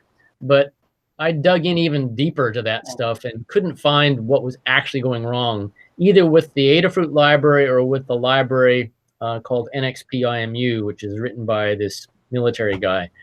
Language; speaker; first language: English; native; English